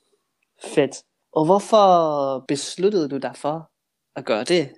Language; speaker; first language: Danish; early bilingual, heritage; Danish